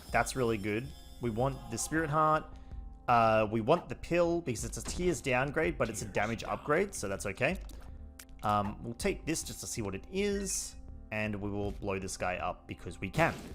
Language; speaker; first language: English; native; English